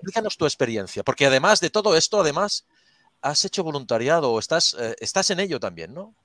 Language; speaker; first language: Spanish; native; Spanish